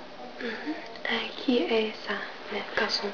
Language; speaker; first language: French; non-native, learner; English